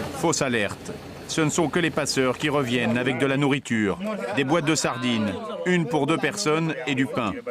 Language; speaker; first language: French; native; French